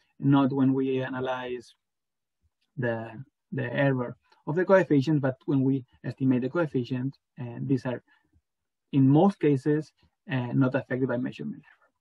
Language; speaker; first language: English; non-native, fluent; Spanish